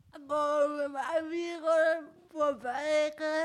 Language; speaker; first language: Spanish; non-native, learner; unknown